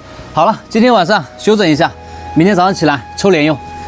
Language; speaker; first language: Chinese; native; Chinese